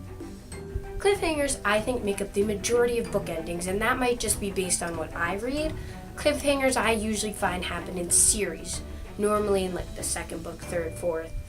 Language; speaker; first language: English; native; English